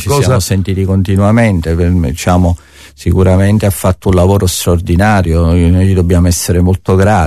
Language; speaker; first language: Italian; native; Italian